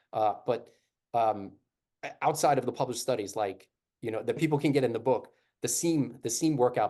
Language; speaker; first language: English; native; English